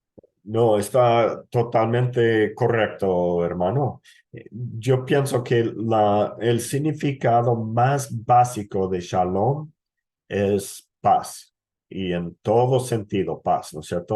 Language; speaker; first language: Spanish; non-native, fluent; English